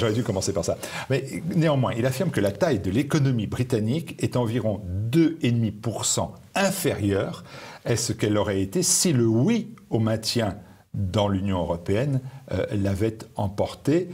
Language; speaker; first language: French; native; French